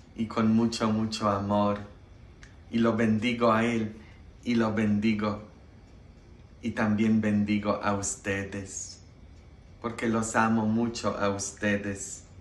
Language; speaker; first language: Spanish; non-native, fluent; Polish